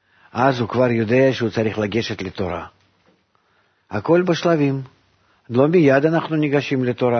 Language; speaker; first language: Hebrew; non-native, fluent; Russian